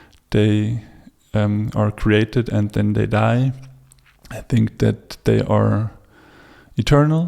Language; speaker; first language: English; non-native, fluent; German